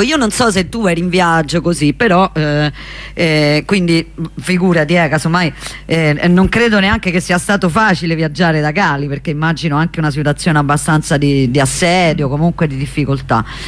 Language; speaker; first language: Italian; native; Italian